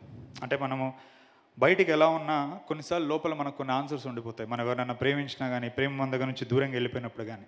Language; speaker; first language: Telugu; native; Telugu